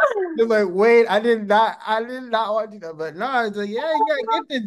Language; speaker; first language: English; native; English